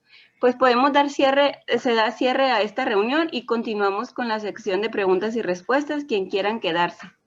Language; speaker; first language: Spanish; native; Spanish